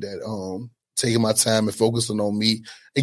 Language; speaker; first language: English; native; English